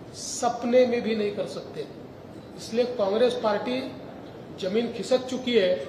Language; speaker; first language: Hindi; non-native, local second language; Marathi